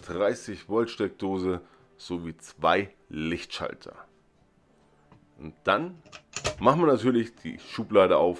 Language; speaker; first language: German; native; German